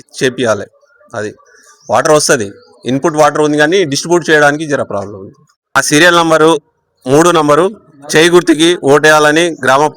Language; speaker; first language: Telugu; non-native, local second language; Lambadi